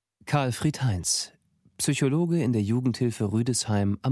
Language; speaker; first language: German; native; German